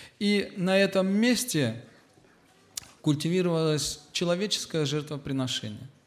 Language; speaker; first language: Russian; native; Russian